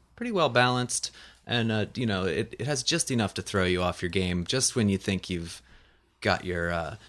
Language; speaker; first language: English; native; English